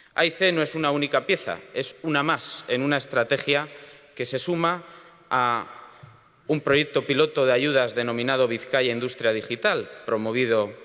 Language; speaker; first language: Spanish; native; Spanish